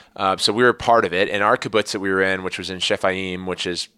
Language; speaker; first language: English; early bilingual, other home language; Arabic